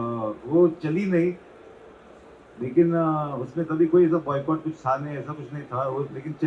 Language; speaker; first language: Hindi; non-native, local second language; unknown